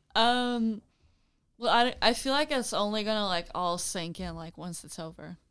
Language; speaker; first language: English; non-native, fluent; Dutch